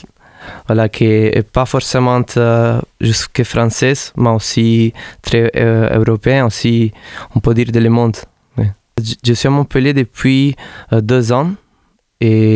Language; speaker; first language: French; non-native, fluent; Italian